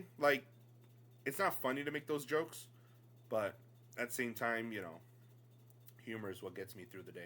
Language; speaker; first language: English; native; English